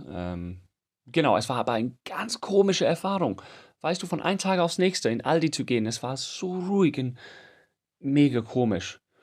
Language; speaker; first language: German; non-native, fluent; English